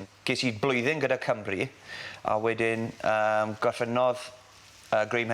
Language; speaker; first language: Welsh; native; Welsh